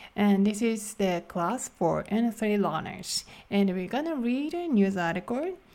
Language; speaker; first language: English; non-native, fluent; Japanese